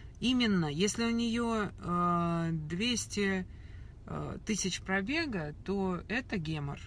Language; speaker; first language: Russian; native; Russian